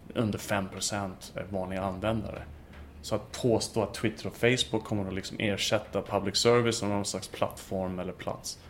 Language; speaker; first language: Swedish; non-native, fluent; English